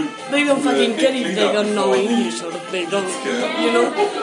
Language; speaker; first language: English; non-native, fluent; Spanish